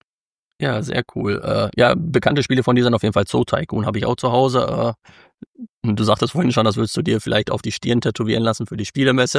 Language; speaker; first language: German; native; German